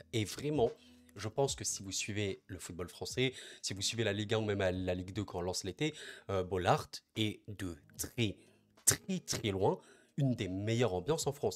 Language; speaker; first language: French; native; French